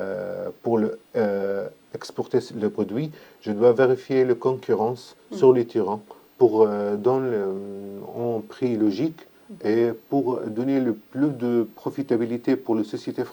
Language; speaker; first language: French; non-native, learner; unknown